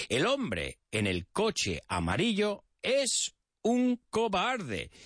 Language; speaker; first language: Spanish; non-native, fluent; English